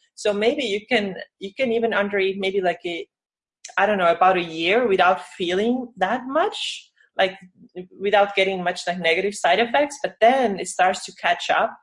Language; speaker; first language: English; non-native, fluent; Estonian